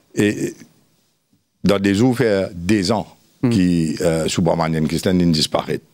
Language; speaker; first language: French; non-native, local second language; Morisyen